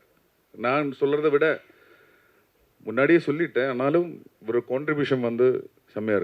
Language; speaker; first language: Tamil; non-native, learner; Malayalam